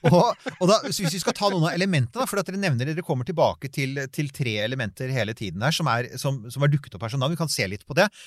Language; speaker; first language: Norwegian; native; Norwegian